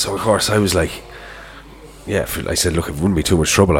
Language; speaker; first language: English; native; English